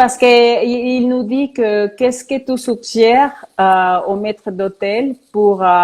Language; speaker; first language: French; non-native, fluent; Spanish